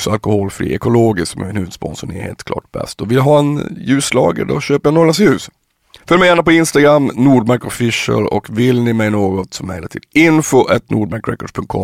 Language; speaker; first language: Swedish; native; Swedish